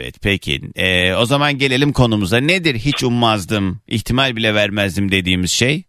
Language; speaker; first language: Turkish; native; Turkish